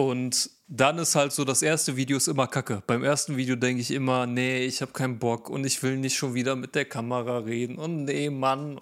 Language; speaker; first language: German; native; German